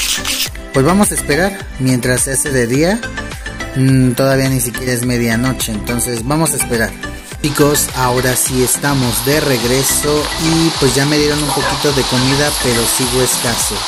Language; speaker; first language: Spanish; native; Spanish